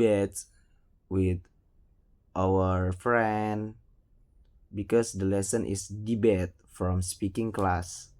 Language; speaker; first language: English; non-native, learner; Indonesian